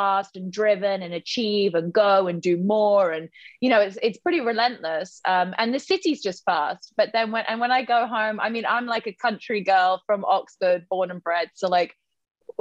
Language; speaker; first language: English; native; English